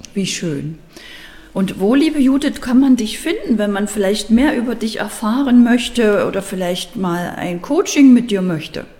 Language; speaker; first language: German; native; German